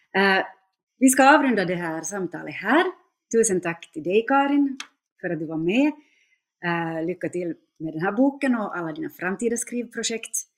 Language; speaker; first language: Swedish; native; Swedish